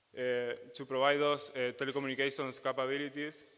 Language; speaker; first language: English; non-native, fluent; Spanish